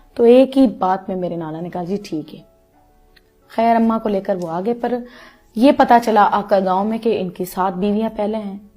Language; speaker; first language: Urdu; non-native, local second language; Punjabi